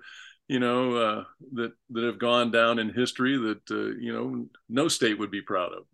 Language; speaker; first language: English; native; English